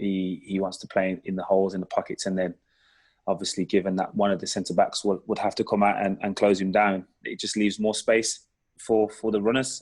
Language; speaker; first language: English; native; English